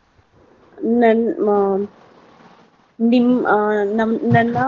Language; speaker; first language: Kannada; non-native, learner; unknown